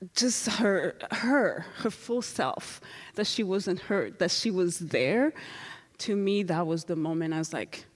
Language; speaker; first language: English; non-native, local second language; Kinyarwanda